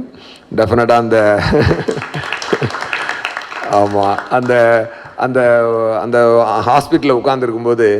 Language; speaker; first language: Tamil; native; Tamil